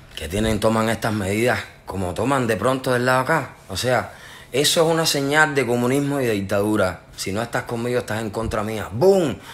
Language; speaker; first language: Spanish; native; Spanish